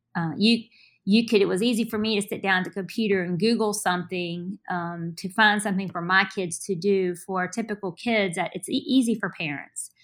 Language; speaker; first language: English; native; English